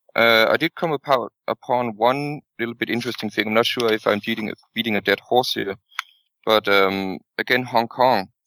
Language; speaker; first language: English; non-native, fluent; Danish